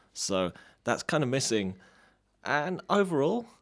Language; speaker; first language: English; native; English